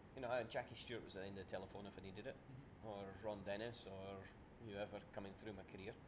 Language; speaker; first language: English; native; English